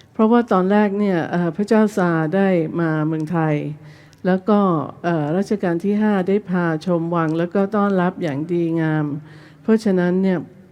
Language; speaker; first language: Thai; non-native, fluent; English